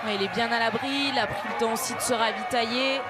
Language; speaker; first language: French; native; French